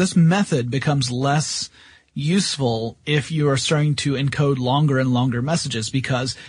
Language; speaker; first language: English; native; English